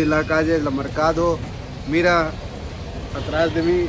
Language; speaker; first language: Spanish; non-native, learner; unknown